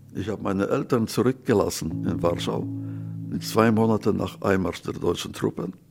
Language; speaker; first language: German; non-native, fluent; Yiddish